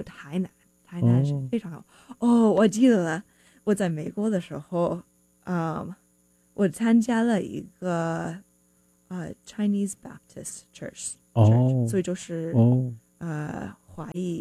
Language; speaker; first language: Chinese; non-native, fluent; English